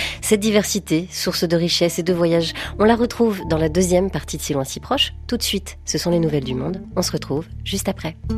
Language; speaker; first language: French; native; French